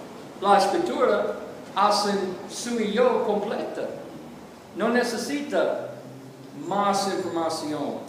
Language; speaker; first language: Spanish; non-native, learner; English